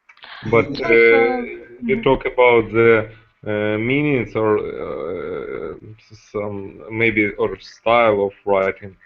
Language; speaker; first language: English; non-native, fluent; Russian